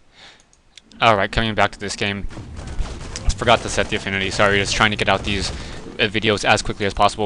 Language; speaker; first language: English; native; English